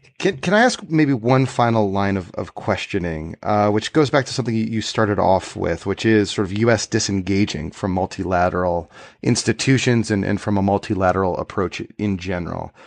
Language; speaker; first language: English; native; English